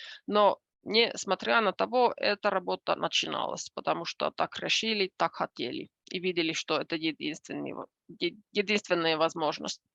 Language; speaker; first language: Russian; non-native, fluent; Finnish